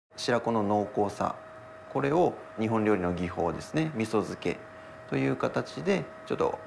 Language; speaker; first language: Japanese; native; Japanese